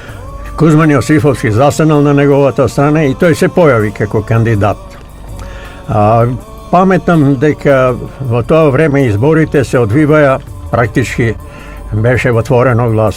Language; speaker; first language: Macedonian; native; Macedonian